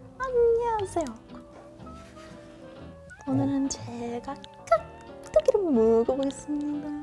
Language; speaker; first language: Korean; non-native, learner; English